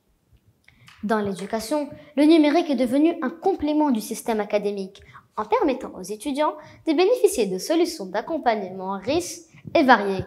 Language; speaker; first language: French; non-native, local second language; Arabic